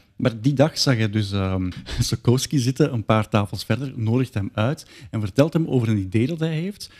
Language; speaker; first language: Dutch; native; Dutch